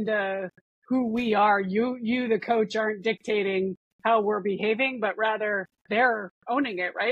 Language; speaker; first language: English; native; English